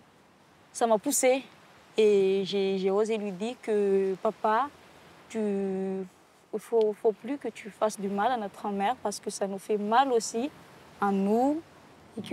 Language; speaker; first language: French; non-native, local second language; Malagasy